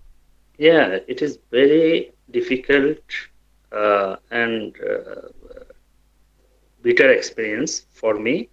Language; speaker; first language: English; non-native, learner; Bangla